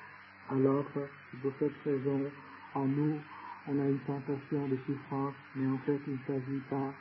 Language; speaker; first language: French; non-native, fluent; Vietnamese